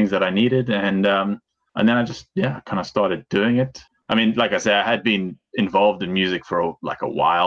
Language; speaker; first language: English; native; English